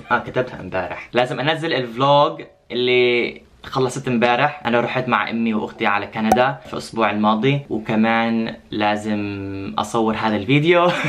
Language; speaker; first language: Arabic; non-native, fluent; English